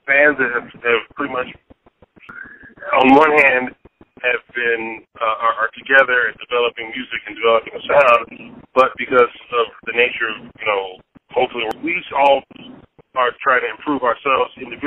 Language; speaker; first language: English; native; English